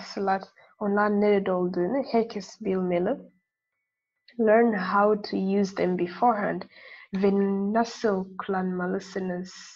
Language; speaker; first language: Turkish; non-native, fluent; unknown